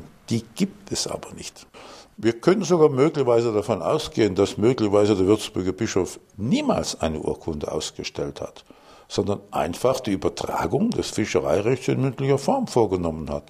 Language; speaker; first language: German; native; German